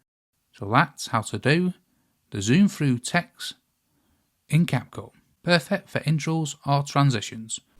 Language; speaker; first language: English; native; English